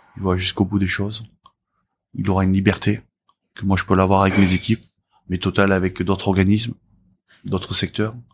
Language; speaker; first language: French; early bilingual, other home language; Korean